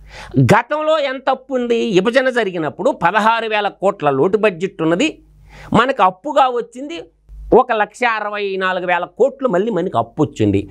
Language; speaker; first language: Telugu; native; Telugu